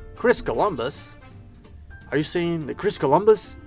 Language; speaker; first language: English; early bilingual, other home language; Spanish